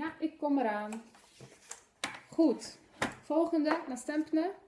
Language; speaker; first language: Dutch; non-native, fluent; Polish